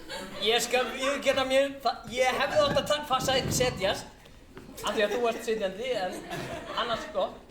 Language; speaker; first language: Icelandic; non-native, fluent; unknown